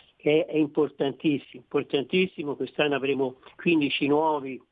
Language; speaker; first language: Italian; native; Italian